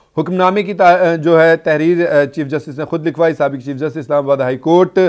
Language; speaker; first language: Urdu; native; Urdu